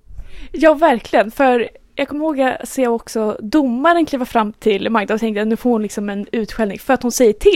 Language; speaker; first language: Swedish; native; Swedish